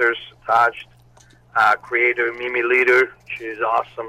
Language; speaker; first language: English; non-native, fluent; Armenian